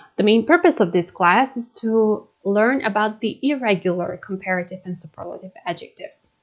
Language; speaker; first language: English; non-native, fluent; Macedonian